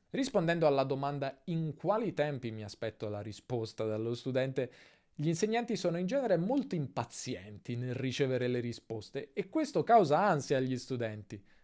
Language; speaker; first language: Italian; native; Italian